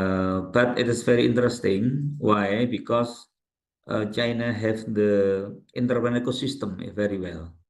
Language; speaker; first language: English; non-native, local second language; Indonesian